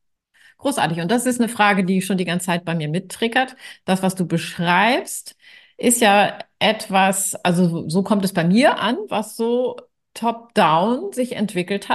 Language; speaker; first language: German; native; German